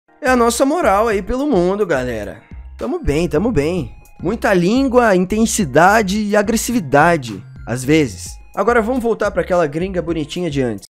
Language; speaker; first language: Portuguese; native; Portuguese